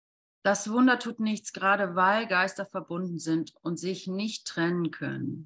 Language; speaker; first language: German; native; German